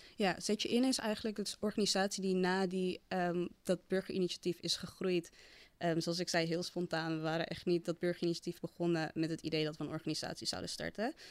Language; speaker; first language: Dutch; native; Dutch